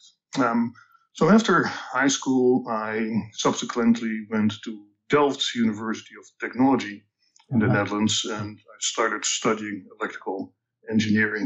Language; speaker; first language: English; non-native, fluent; Dutch